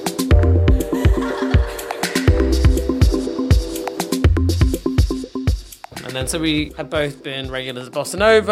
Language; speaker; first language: English; native; English